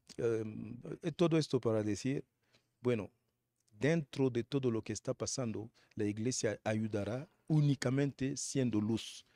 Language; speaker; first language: Spanish; non-native, fluent; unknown